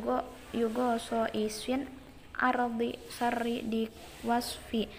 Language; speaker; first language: Arabic; non-native, learner; Indonesian